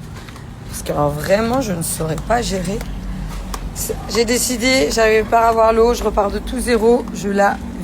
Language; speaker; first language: French; native; French